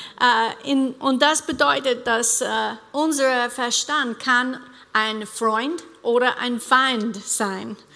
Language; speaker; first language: German; non-native, fluent; English